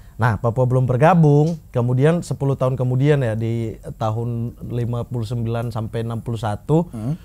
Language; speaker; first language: Indonesian; native; Indonesian